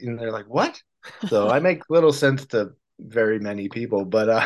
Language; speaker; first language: English; native; English